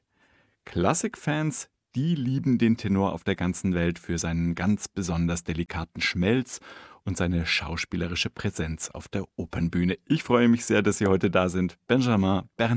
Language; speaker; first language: German; native; German